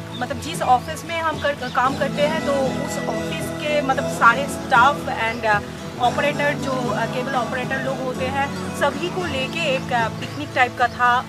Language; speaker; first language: Hindi; non-native, local second language; Bangla